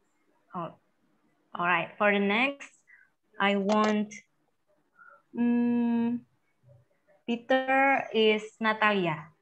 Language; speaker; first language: English; non-native, fluent; Indonesian